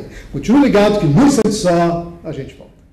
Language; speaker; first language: Portuguese; native; Portuguese